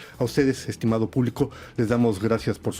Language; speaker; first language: Spanish; native; Spanish